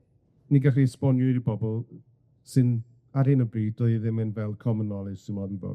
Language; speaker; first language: Welsh; non-native, fluent; English